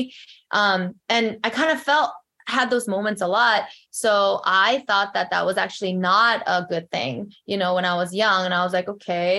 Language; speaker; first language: English; early bilingual, other home language; Korean